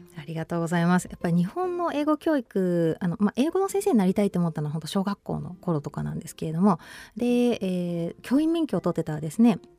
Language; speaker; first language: Japanese; native; Japanese